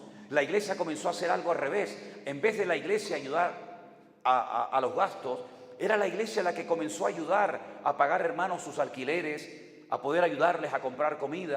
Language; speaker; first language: Spanish; native; Spanish